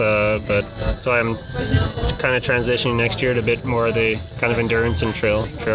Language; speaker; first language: English; native; English